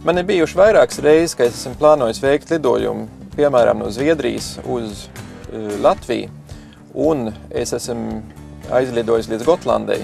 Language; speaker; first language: Latvian; native; Latvian